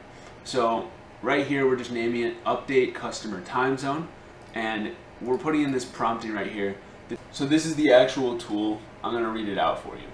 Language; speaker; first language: English; native; English